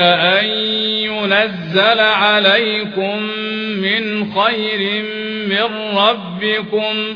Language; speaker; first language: Arabic; native; Arabic